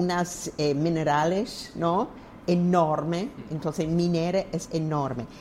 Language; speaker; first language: Spanish; non-native, fluent; English